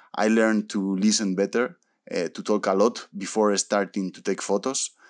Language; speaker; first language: English; early bilingual, other home language; Spanish